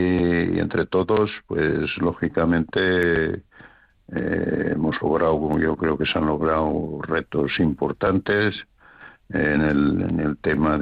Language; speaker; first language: Spanish; native; Spanish